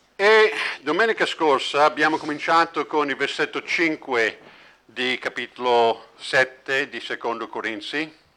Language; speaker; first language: Italian; non-native, fluent; English